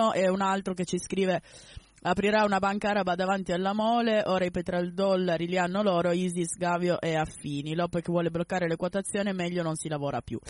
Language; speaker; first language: Italian; native; Italian